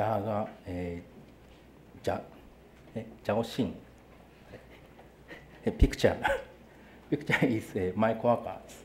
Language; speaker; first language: English; non-native, learner; Japanese